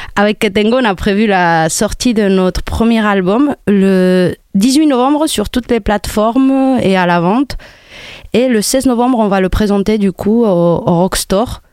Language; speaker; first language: French; non-native, fluent; Spanish